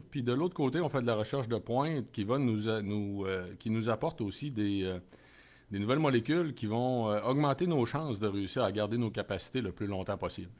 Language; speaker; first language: French; native; French